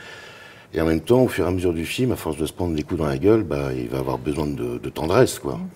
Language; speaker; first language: French; native; French